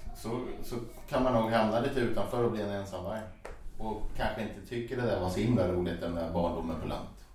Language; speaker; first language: Swedish; native; Swedish